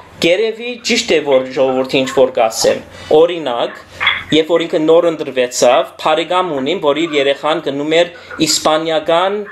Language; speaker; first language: Armenian; early bilingual, heritage; Armenian